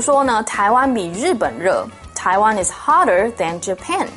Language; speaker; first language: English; non-native, fluent; Chinese